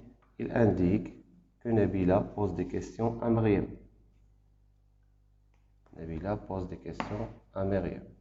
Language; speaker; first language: French; non-native, local second language; Arabic